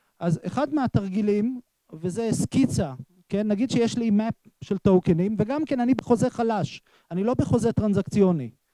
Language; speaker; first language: Hebrew; native; Hebrew